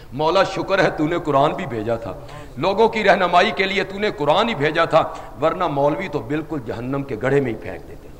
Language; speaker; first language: Urdu; non-native, local second language; Punjabi